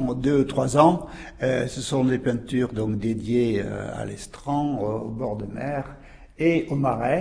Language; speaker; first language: French; native; French